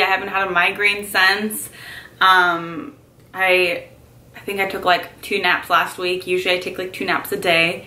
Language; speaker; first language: English; native; English